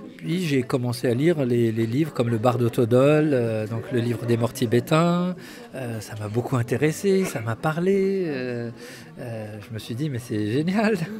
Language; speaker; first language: French; early bilingual, other home language; Arabic